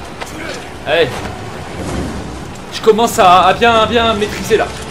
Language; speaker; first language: French; native; French